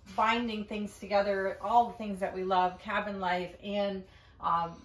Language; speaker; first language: English; native; English